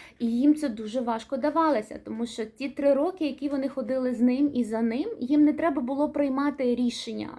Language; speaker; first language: Ukrainian; non-native, local second language; Russian